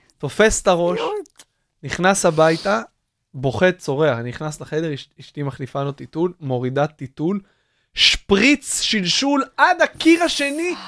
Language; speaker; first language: Hebrew; native; Hebrew